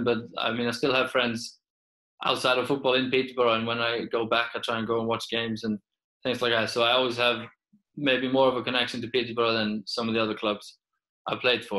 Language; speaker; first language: English; non-native, fluent; Icelandic